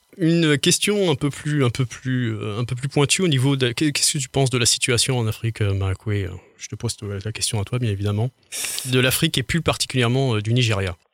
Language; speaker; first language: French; native; French